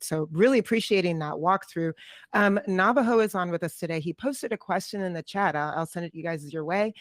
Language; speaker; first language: English; native; English